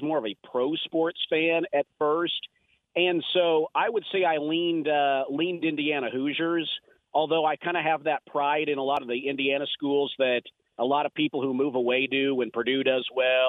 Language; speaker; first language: English; native; English